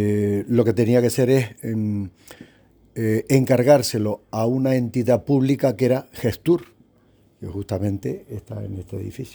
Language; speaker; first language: Spanish; native; Spanish